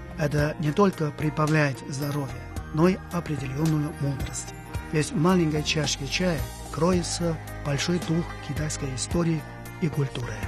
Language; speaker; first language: Russian; non-native, fluent; Chinese